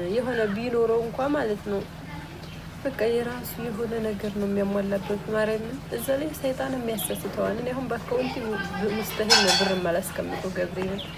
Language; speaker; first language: Amharic; native; Amharic